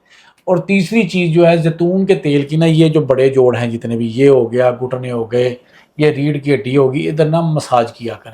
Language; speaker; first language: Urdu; non-native, local second language; Punjabi